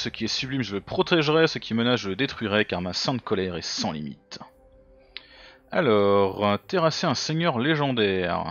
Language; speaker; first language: French; native; French